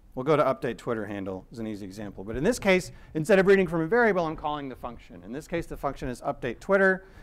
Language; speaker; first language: English; native; English